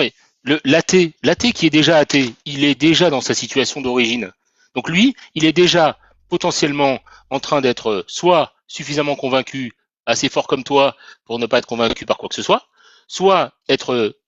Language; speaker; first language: French; native; French